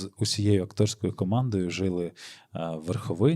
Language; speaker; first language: Ukrainian; native; Ukrainian